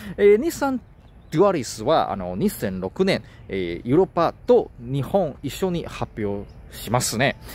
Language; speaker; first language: Japanese; non-native, learner; Chinese